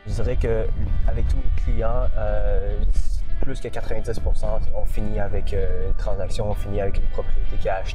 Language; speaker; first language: French; early bilingual, other home language; Chinese